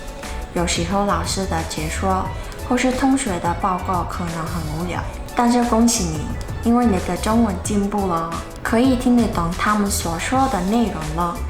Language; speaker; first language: Chinese; non-native, fluent; Mongolian